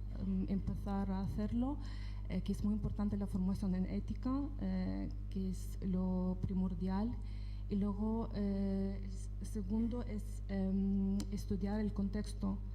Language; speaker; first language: Spanish; non-native, fluent; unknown